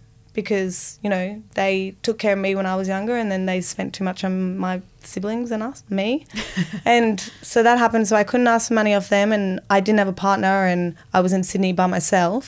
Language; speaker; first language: English; native; English